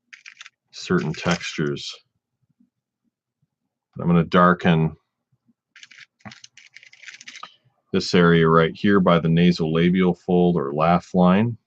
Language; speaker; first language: English; native; English